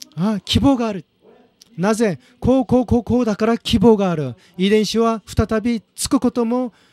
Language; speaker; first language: Japanese; non-native, fluent; Korean